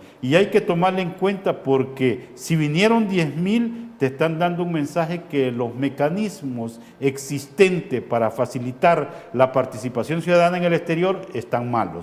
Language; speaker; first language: Spanish; native; Spanish